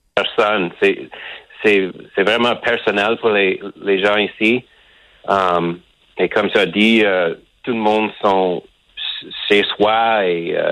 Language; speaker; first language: French; non-native, local second language; English